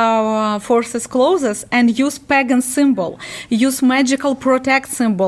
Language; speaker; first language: English; non-native, learner; Ukrainian